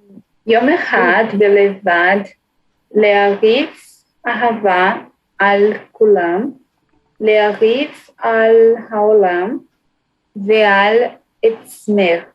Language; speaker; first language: Hebrew; non-native, learner; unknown